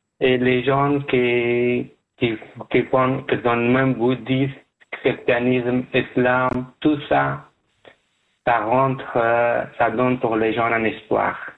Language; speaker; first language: French; non-native, learner; Persian